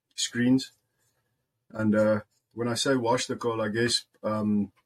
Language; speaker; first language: English; non-native, local second language; Afrikaans